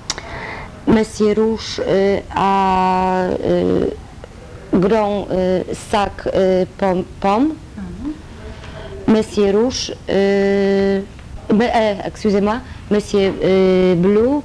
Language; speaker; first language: French; non-native, learner; Polish